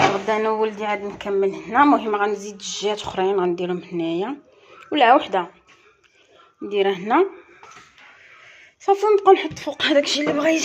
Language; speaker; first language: Arabic; native; Arabic